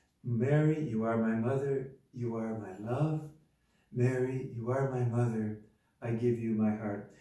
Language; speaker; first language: English; native; English